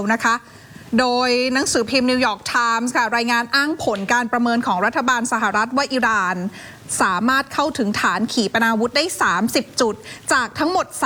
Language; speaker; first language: Thai; native; Thai